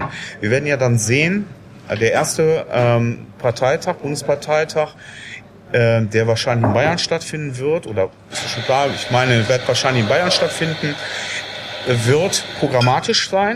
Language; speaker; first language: German; native; German